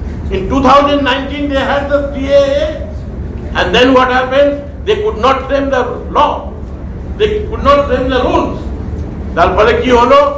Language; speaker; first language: English; non-native, local second language; Bangla